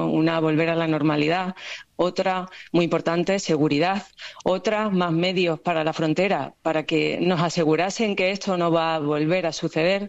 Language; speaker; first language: Spanish; native; Spanish